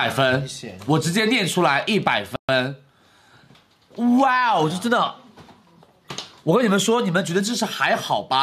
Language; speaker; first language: Chinese; native; Chinese